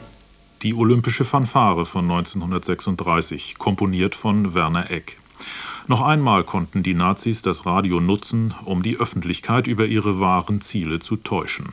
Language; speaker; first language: German; native; German